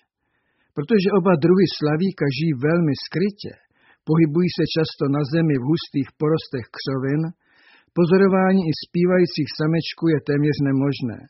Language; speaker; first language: Czech; native; Czech